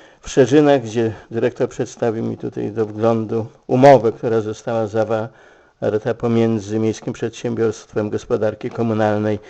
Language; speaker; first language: Polish; native; Polish